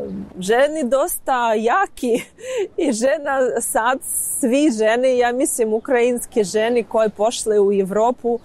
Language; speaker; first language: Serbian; non-native, learner; Ukrainian